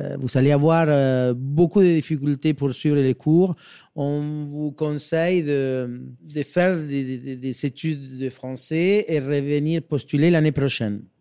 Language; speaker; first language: French; non-native, fluent; Spanish